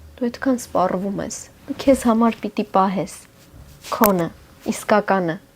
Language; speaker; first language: Armenian; native; Armenian